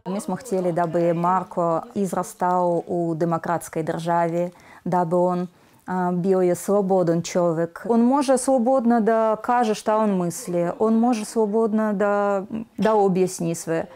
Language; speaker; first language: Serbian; non-native, learner; Russian